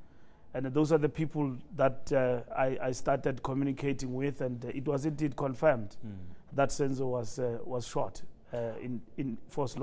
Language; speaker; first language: English; non-native, local second language; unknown